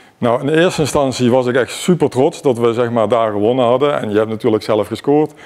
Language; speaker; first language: Dutch; native; Dutch